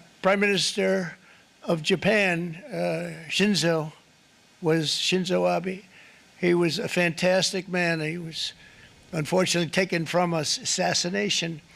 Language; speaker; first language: English; native; English